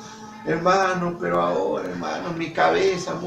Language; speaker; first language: Spanish; native; Spanish